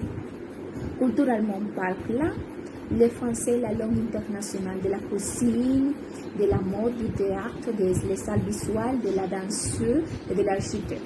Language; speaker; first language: French; non-native, learner; Spanish